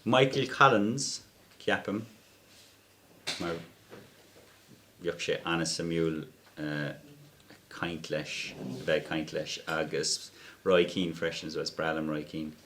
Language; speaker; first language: Irish; non-native, local second language; English